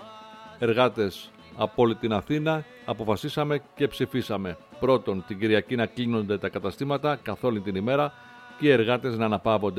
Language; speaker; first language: Greek; native; Greek